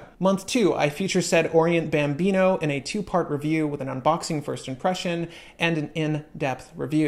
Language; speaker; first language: English; native; English